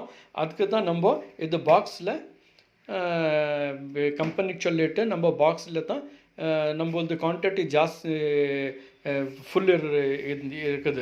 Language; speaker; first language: Tamil; non-native, local second language; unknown